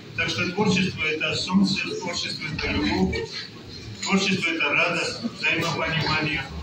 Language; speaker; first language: Russian; non-native, local second language; Georgian